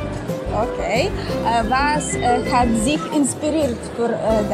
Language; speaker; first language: German; non-native, learner; Russian